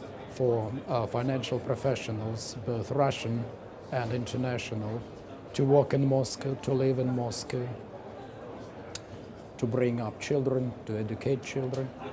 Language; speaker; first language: English; non-native, fluent; Russian